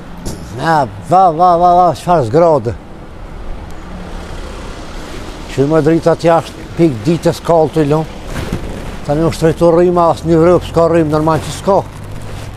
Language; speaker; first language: German; non-native, learner; Albanian